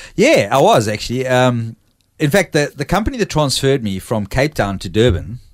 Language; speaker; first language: English; native; English